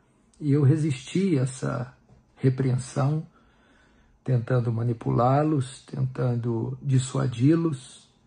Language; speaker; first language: Portuguese; native; Portuguese